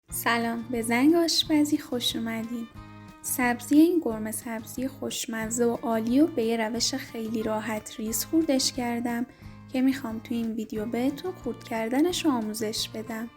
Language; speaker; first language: Persian; native; Persian